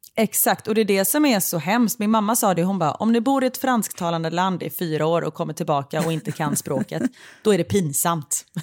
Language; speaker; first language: Swedish; native; Swedish